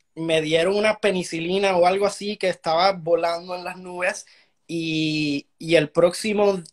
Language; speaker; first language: Spanish; early bilingual, heritage; Spanish